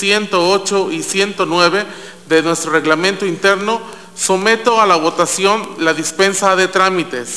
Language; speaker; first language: Spanish; native; Spanish